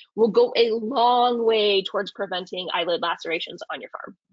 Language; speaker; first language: English; native; English